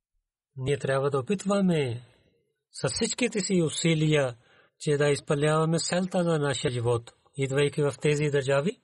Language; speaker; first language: Bulgarian; non-native, learner; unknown